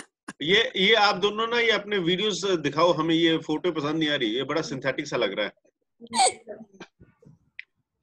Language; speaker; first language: Hindi; native; Hindi